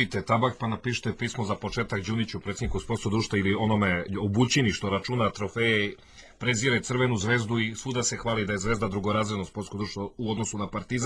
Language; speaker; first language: Serbian; native; Serbian